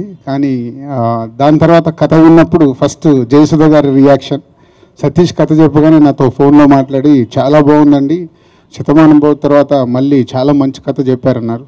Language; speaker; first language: Telugu; native; Telugu